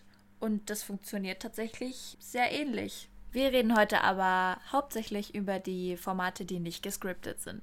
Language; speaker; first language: German; native; German